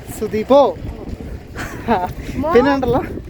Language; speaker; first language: Nepali; non-native, learner; Malayalam